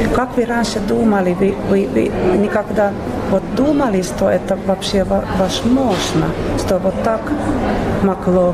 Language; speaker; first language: Russian; non-native, learner; Finnish